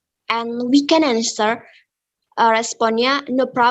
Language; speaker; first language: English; non-native, learner; Indonesian